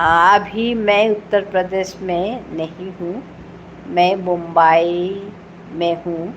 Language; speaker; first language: Hindi; non-native, local second language; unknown